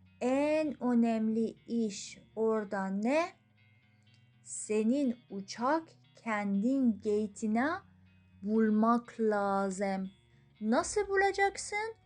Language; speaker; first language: Turkish; non-native, fluent; Persian